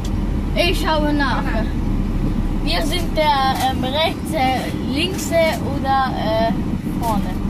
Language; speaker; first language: German; early bilingual, other home language; Vietnamese